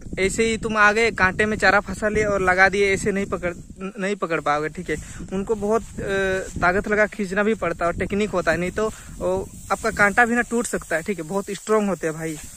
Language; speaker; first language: Hindi; non-native, local second language; Santali